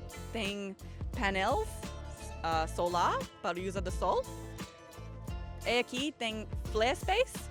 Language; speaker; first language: Portuguese; non-native, learner; English